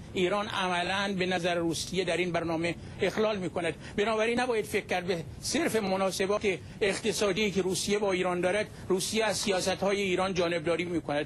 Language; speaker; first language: Persian; native; Persian